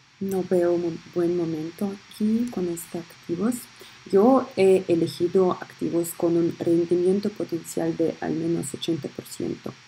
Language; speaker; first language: Spanish; early bilingual, heritage; Spanish